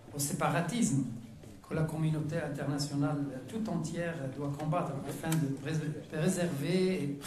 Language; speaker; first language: French; non-native, local second language; Arabic